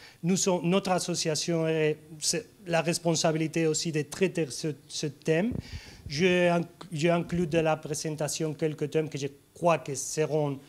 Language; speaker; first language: French; non-native, fluent; Spanish